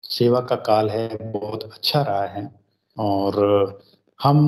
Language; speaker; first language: Hindi; native; Hindi